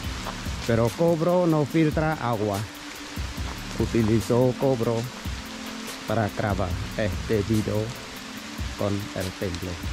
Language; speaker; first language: Spanish; non-native, learner; Khmer